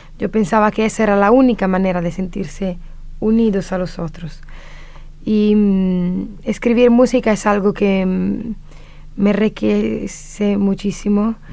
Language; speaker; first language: Spanish; non-native, fluent; Italian